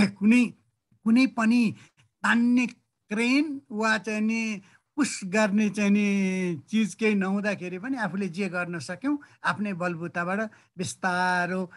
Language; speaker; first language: Nepali; native; Nepali